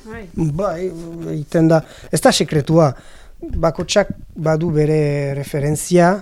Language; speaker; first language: Basque; non-native, learner; French